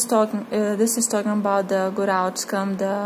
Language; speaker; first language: English; non-native, fluent; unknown